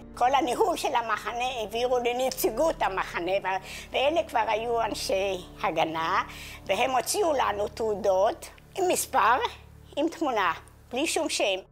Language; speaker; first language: Hebrew; non-native, fluent; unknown